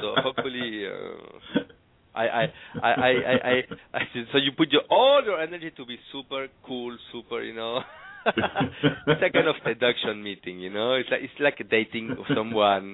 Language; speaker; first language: English; non-native, fluent; Spanish